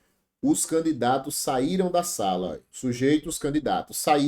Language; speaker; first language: Portuguese; native; Portuguese